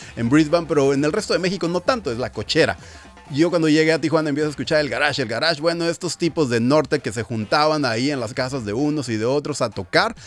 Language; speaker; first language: Spanish; native; Spanish